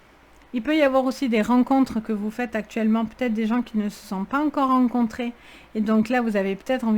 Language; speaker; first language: French; native; French